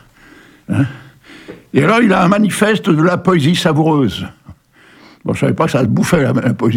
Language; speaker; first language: French; native; French